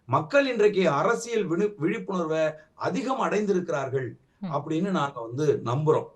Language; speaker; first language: Tamil; native; Tamil